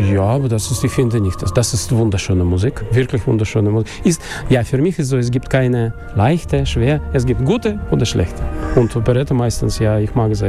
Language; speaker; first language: German; non-native, learner; Russian